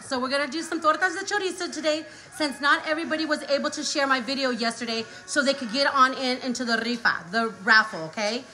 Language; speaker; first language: English; early bilingual, other home language; Spanish